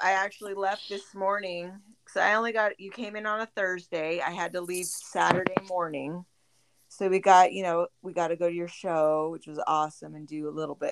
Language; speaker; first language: English; native; English